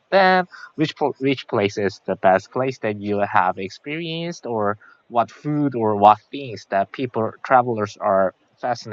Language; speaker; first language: English; non-native, learner; Korean